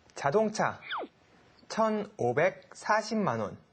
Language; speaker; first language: Korean; native; Korean